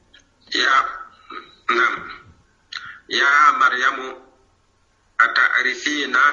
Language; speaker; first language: Arabic; non-native, learner; French